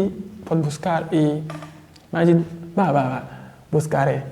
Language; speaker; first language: Catalan; non-native, fluent; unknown